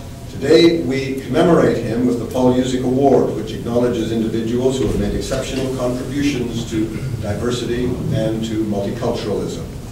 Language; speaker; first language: English; native; English